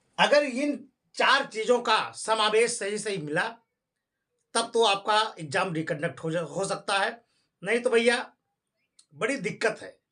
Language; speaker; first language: Hindi; native; Hindi